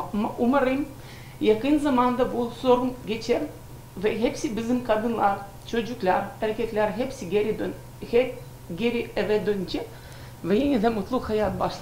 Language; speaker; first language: Turkish; non-native, learner; Ukrainian